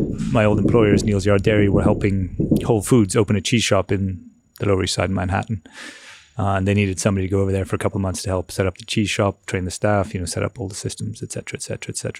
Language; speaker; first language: English; native; English